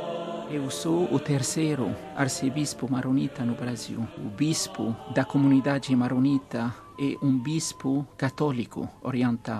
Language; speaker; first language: Portuguese; non-native, fluent; Arabic